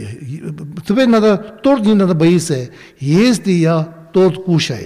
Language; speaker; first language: Russian; non-native, learner; Tibetan